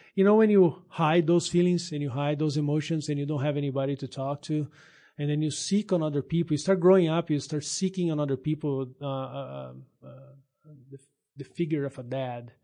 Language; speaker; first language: English; non-native, fluent; Portuguese